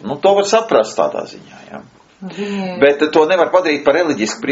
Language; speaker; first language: Latvian; native; Latvian